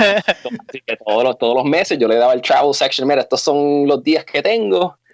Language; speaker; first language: Spanish; native; Spanish